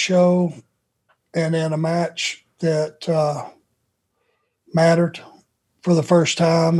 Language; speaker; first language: English; native; English